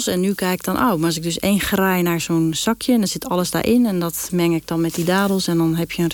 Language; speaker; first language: Dutch; native; Dutch